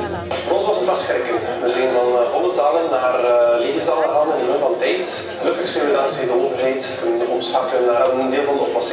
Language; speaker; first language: Dutch; native; Dutch